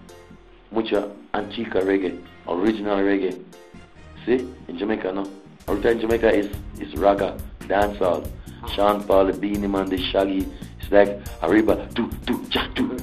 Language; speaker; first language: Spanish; non-native, learner; English